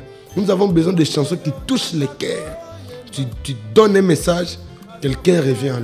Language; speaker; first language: French; non-native, local second language; Lingala